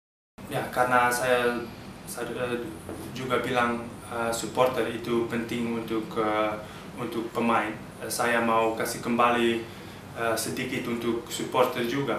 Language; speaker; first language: Indonesian; early bilingual, heritage; Dutch